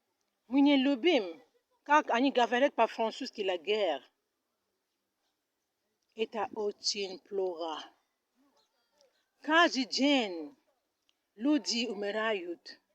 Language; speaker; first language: Russian; non-native, learner; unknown